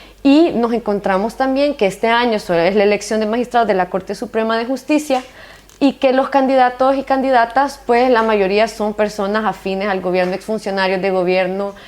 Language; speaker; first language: Spanish; native; Spanish